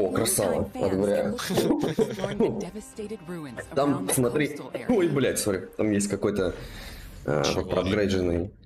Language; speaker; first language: Russian; native; Russian